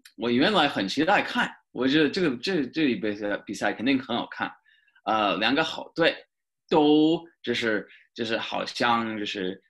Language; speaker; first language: Chinese; non-native, fluent; English